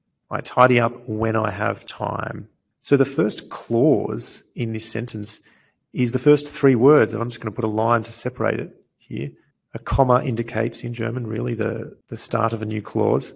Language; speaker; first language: English; native; English